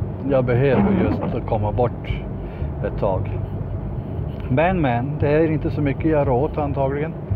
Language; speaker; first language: Swedish; native; Swedish